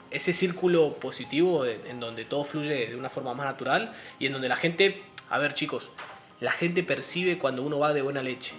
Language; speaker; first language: Spanish; native; Spanish